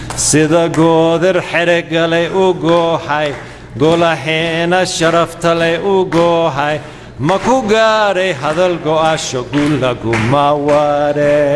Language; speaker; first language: Somali; non-native, fluent; English